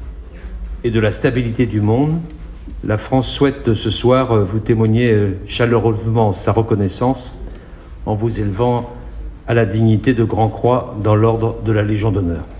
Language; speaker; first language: French; native; French